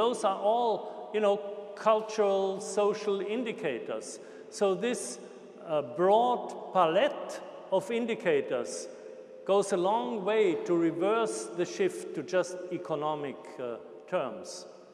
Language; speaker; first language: English; non-native, fluent; German